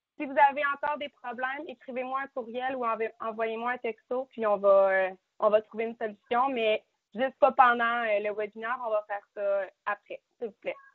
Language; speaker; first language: French; native; French